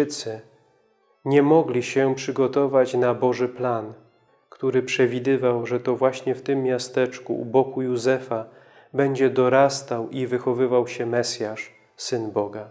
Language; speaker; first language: Polish; native; Polish